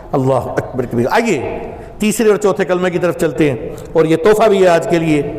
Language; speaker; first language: Urdu; non-native, local second language; Punjabi